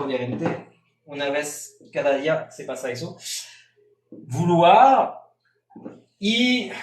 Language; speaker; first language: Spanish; non-native, fluent; French